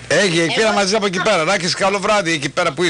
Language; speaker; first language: Greek; native; Greek